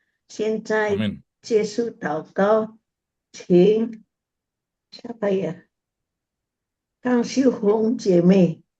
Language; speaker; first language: Chinese; non-native, learner; Indonesian